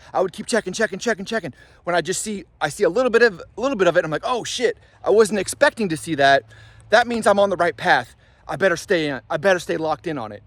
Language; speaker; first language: English; native; English